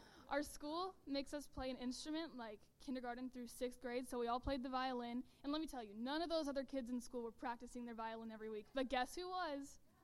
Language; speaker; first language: English; native; English